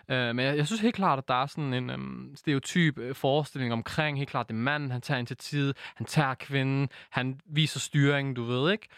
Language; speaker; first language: Danish; native; Danish